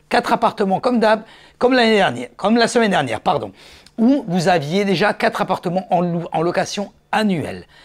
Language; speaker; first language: French; native; French